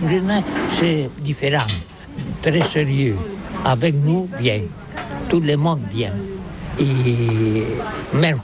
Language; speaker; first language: French; non-native, learner; Catalan